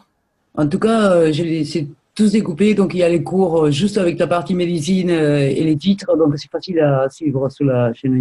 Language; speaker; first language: French; native; French